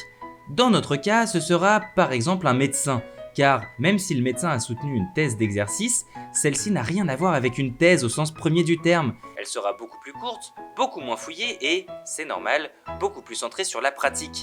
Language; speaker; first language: French; native; French